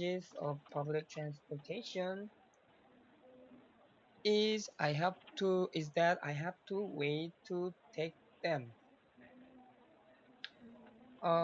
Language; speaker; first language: English; non-native, learner; Korean